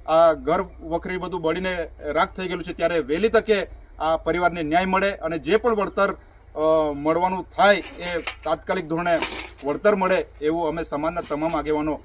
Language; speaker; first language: Gujarati; native; Gujarati